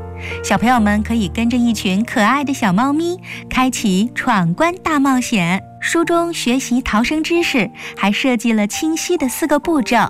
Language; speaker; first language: Chinese; native; Chinese